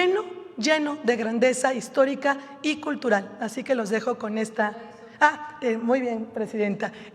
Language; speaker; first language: Spanish; native; Spanish